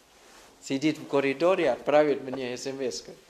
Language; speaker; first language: Russian; non-native, learner; Thai